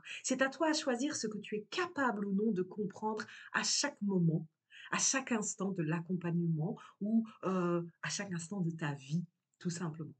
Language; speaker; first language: French; native; French